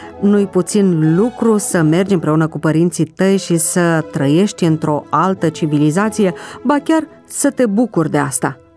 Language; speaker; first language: Romanian; native; Romanian